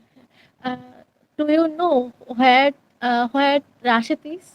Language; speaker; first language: English; non-native, learner; Bangla